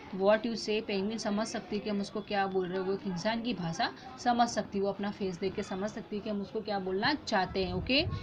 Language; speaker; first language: Hindi; non-native, local second language; Gujarati